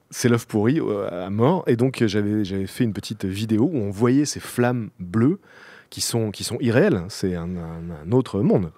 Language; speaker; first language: French; native; French